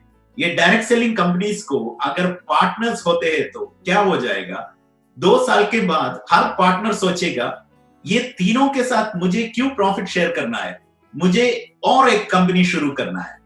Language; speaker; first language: Hindi; non-native, local second language; Malayalam